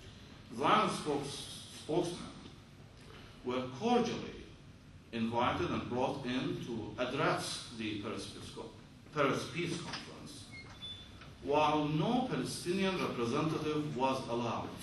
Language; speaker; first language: English; non-native, fluent; Arabic